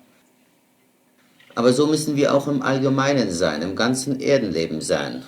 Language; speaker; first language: German; native; German